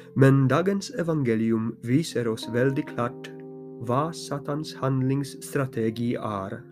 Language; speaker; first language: Norwegian; non-native, fluent; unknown